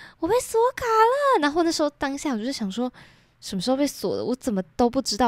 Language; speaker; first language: Chinese; native; Chinese